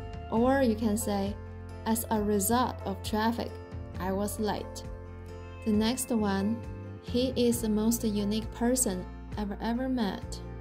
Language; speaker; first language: English; non-native, fluent; Chinese